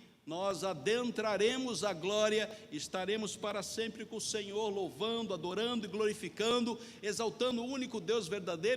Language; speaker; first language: Portuguese; native; Portuguese